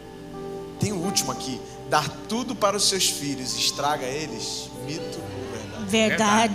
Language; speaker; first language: Portuguese; native; Portuguese